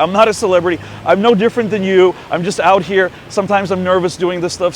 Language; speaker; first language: English; native; English